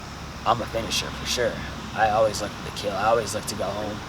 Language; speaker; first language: English; native; English